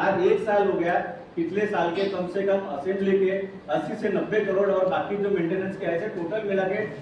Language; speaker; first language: Hindi; non-native, local second language; Marathi